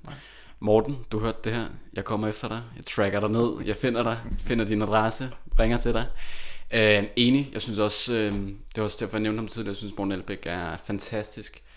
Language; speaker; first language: Danish; native; Danish